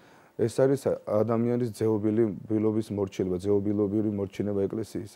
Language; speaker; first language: Georgian; native; Georgian